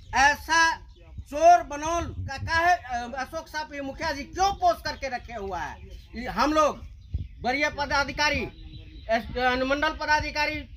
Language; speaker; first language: Hindi; native; Hindi